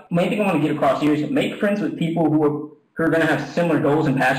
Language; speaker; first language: Chinese; non-native, learner; English